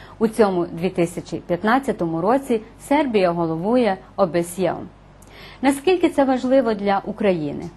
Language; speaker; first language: Ukrainian; early bilingual, heritage; Ukrainian